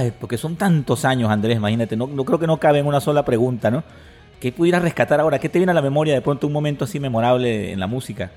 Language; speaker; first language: Spanish; native; Spanish